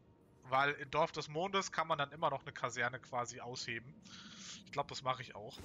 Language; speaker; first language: German; native; German